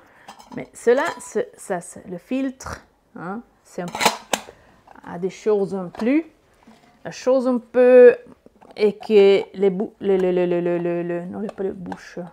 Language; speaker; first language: French; non-native, learner; Italian